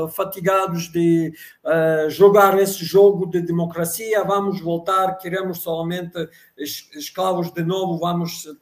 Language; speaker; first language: Portuguese; non-native, fluent; Russian